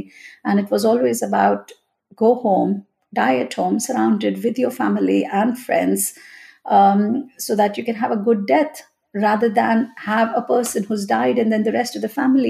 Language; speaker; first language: English; non-native, local second language; Hindi